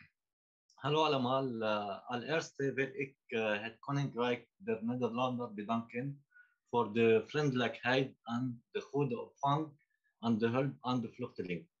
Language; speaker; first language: Dutch; non-native, learner; Arabic